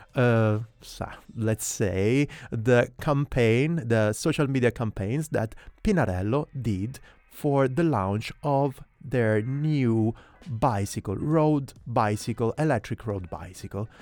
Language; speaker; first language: English; non-native, fluent; Italian